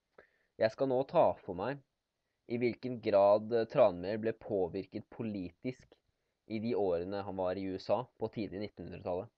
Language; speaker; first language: Norwegian; native; Norwegian